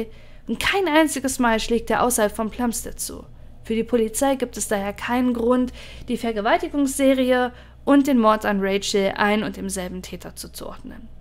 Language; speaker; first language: German; native; German